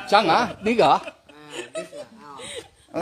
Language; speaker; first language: Thai; non-native, learner; French